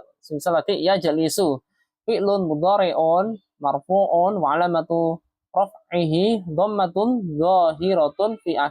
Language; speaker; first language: Arabic; non-native, fluent; Indonesian